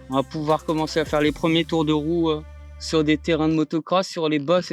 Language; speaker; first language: French; native; French